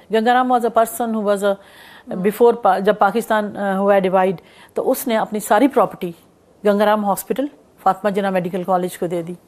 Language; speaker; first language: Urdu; non-native, local second language; Punjabi